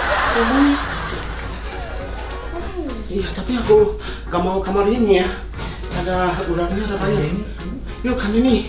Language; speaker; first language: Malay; non-native, fluent; Japanese